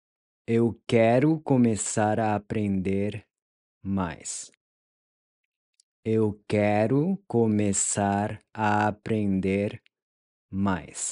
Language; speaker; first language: Portuguese; non-native, fluent; English